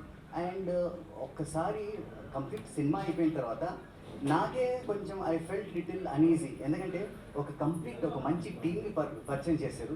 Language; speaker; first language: Telugu; native; Telugu